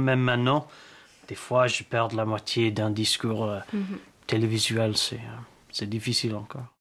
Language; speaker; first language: French; non-native, fluent; English